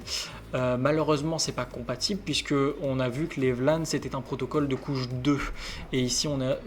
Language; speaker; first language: French; native; French